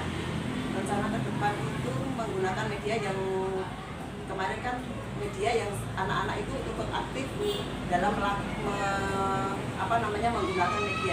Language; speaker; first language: Indonesian; native; Indonesian